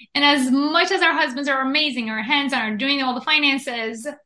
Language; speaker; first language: English; non-native, fluent; Persian